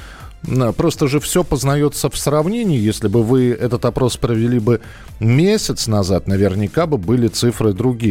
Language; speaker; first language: Russian; native; Russian